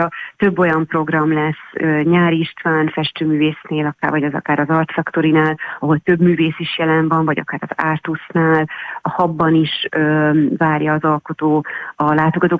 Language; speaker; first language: Hungarian; native; Hungarian